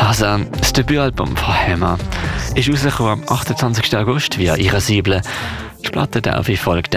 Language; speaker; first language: German; native; German